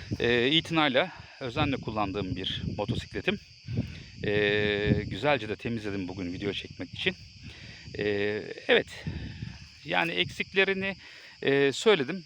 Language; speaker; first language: Turkish; native; Turkish